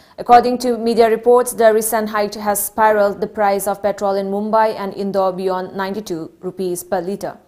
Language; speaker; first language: English; non-native, local second language; Manipuri